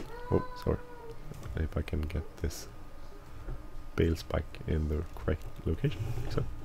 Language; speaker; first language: English; non-native, fluent; Swedish